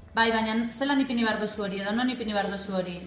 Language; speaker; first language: Basque; native; Basque